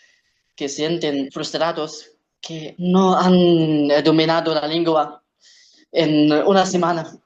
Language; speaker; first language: Spanish; non-native, learner; Arabic